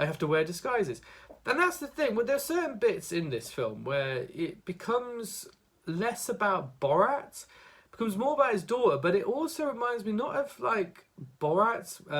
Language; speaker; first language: English; native; English